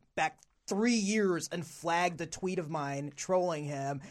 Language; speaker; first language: English; native; English